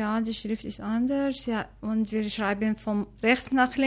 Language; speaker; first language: German; non-native, learner; Arabic